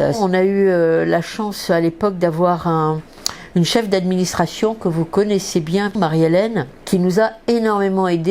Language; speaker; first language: French; native; French